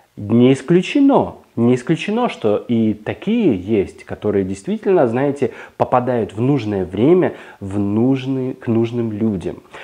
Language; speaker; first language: Russian; native; Russian